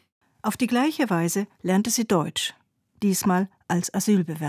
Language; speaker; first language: German; native; German